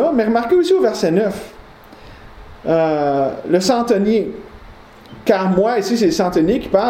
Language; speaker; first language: French; native; French